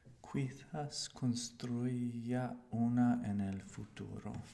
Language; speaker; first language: Spanish; non-native, learner; English